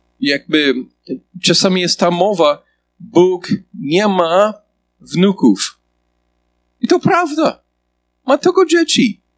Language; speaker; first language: Polish; non-native, fluent; English